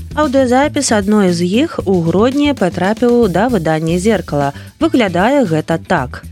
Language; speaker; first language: Belarusian; native; Belarusian